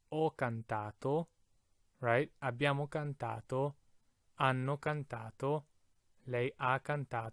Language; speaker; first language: Italian; non-native, fluent; English